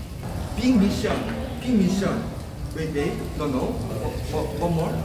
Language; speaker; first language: English; non-native, learner; Korean